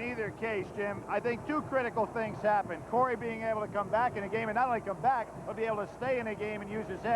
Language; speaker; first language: English; native; English